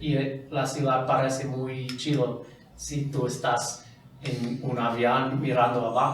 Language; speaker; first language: Spanish; non-native, fluent; English